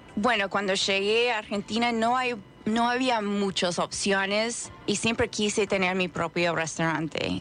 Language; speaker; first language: Spanish; non-native, fluent; English